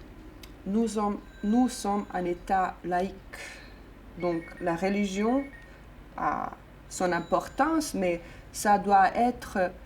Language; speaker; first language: French; non-native, fluent; Bosnian